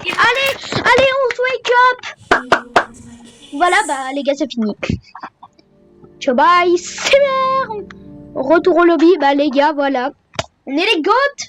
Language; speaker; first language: French; native; French